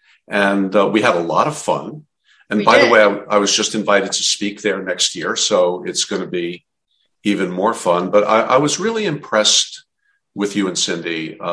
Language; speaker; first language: English; native; English